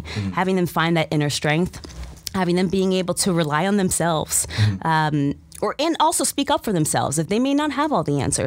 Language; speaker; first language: English; early bilingual, other home language; Russian